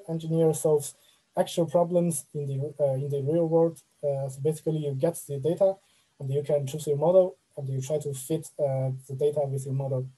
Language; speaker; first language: English; non-native, fluent; Chinese